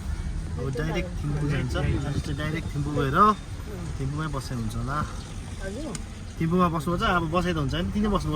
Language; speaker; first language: Nepali; non-native, local second language; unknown